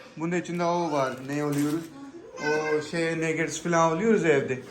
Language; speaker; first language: Turkish; non-native, learner; Urdu